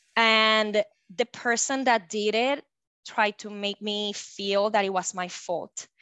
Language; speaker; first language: English; non-native, fluent; Spanish